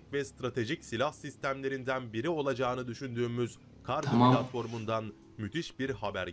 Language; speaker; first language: Turkish; native; Turkish